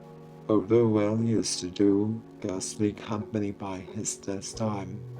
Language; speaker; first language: English; non-native, fluent; Japanese